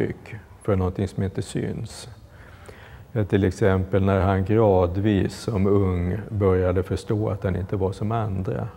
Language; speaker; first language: Swedish; native; Swedish